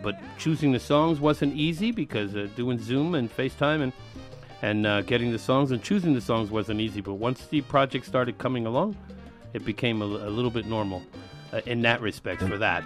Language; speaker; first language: English; early bilingual, other home language; Spanish